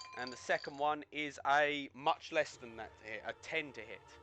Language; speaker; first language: English; native; English